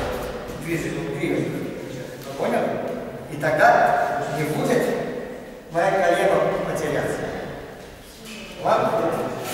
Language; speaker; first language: Russian; non-native, learner; Serbian